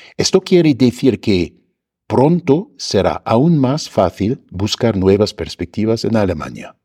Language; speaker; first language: Spanish; non-native, fluent; German